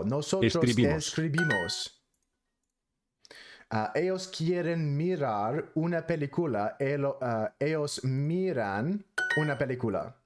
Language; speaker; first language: Spanish; non-native, learner; English